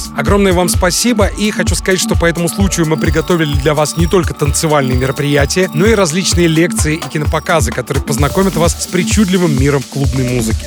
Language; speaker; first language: Russian; native; Russian